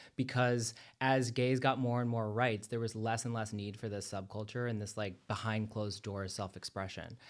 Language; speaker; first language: English; native; English